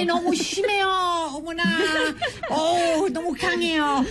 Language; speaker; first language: Korean; non-native, fluent; Italian